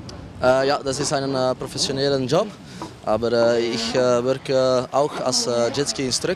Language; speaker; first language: German; non-native, learner; Dutch